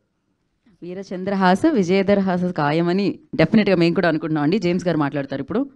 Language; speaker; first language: Telugu; native; Telugu